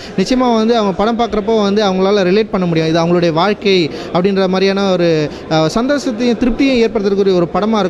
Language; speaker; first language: Tamil; native; Tamil